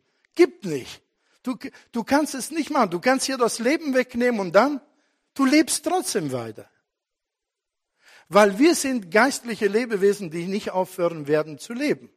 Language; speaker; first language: German; non-native, fluent; Italian